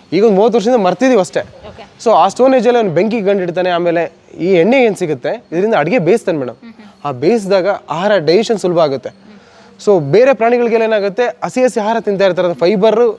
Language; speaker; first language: Kannada; native; Kannada